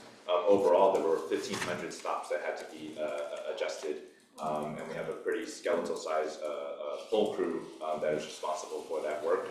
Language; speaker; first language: English; native; English